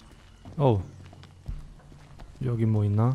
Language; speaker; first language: Korean; non-native, learner; German